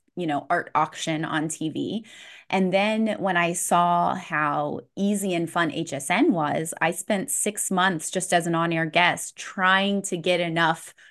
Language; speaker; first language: English; native; English